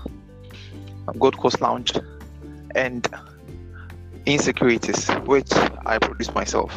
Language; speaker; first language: English; non-native, local second language; Akan